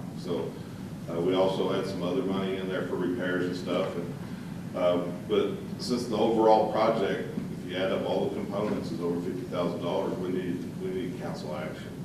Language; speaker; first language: English; native; English